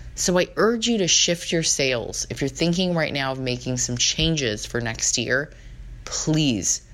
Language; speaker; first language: English; native; English